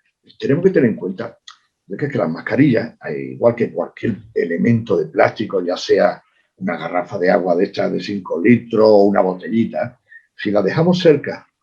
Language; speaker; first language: Spanish; native; Spanish